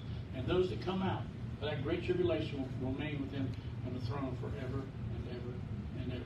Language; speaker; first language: English; native; English